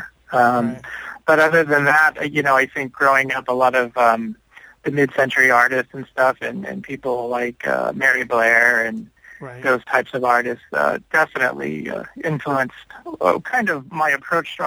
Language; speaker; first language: English; native; English